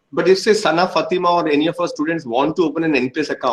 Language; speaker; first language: English; non-native, local second language; Bangla